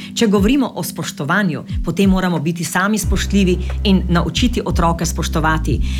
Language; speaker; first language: Slovenian; native; Slovenian